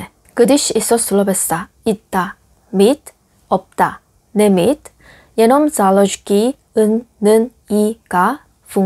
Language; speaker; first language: Czech; non-native, fluent; Korean